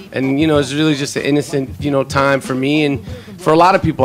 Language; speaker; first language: English; native; English